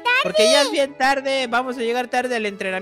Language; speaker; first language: Spanish; native; Spanish